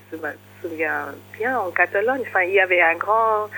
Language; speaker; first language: French; early bilingual, other home language; English